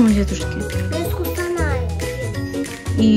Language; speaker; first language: Russian; native; Russian